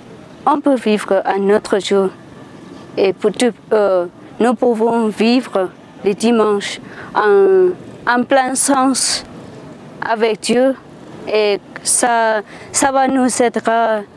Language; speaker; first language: French; non-native, fluent; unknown